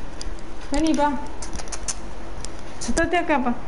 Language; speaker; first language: Spanish; native; Spanish